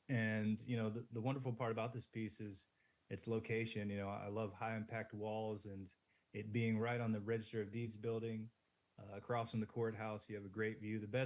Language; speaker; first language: English; native; English